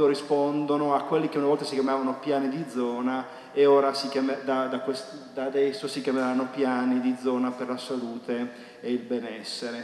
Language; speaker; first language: Italian; native; Italian